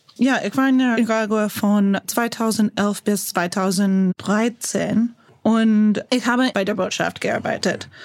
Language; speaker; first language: German; non-native, learner; English